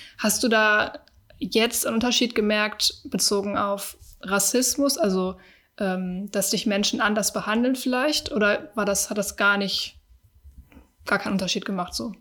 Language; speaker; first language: German; native; German